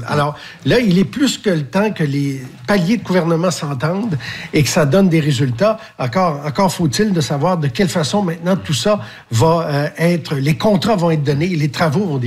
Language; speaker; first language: French; native; French